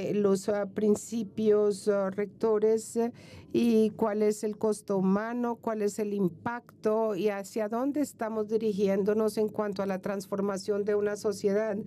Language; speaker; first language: Spanish; non-native, fluent; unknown